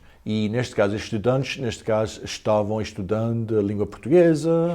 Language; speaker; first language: Portuguese; early bilingual, heritage; Portuguese